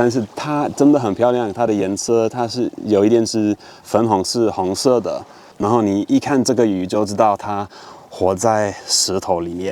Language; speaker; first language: Chinese; non-native, fluent; English